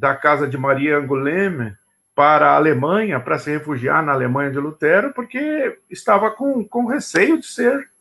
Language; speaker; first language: Portuguese; native; Portuguese